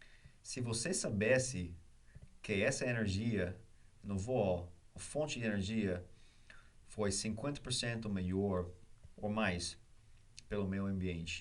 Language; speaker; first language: Portuguese; non-native, learner; English